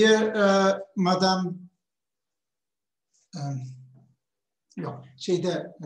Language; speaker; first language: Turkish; native; Turkish